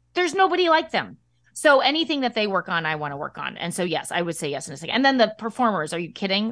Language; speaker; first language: English; native; English